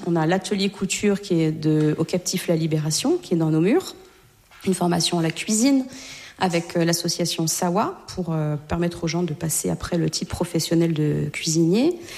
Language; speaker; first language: French; native; French